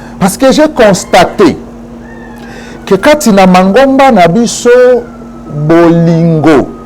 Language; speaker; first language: Lingala; native; Lingala